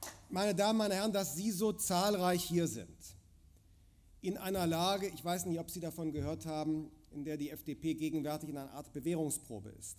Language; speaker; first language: German; native; German